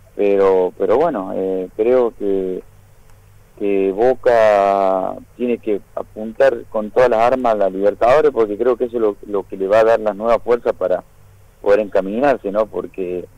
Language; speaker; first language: Spanish; native; Spanish